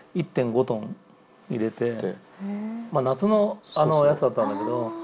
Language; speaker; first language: Japanese; native; Japanese